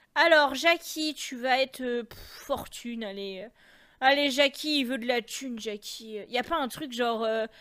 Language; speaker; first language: French; native; French